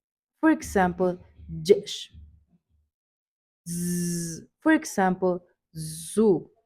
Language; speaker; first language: English; non-native, learner; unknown